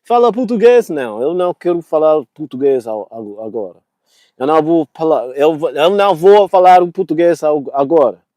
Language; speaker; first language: Portuguese; non-native, learner; English